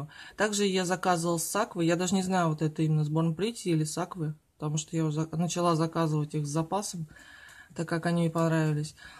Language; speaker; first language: Russian; native; Russian